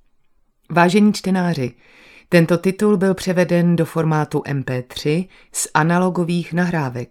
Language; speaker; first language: Czech; native; Czech